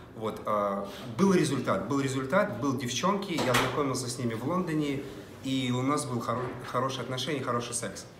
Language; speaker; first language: Russian; native; Russian